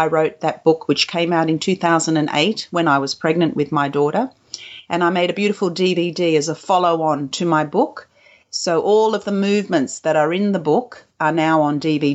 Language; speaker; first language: English; native; English